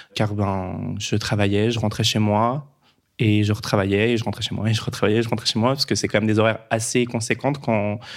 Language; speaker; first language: French; native; French